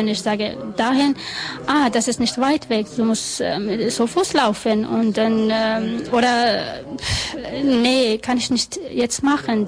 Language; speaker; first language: German; non-native, learner; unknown